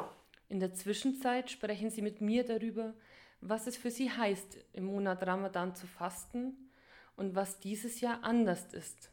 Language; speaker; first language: German; native; German